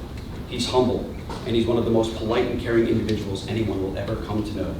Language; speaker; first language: English; native; English